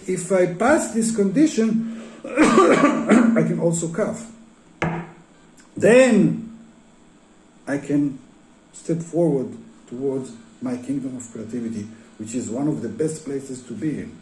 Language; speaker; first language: English; non-native, fluent; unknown